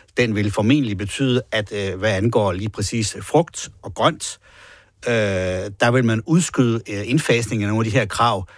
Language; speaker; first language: Danish; native; Danish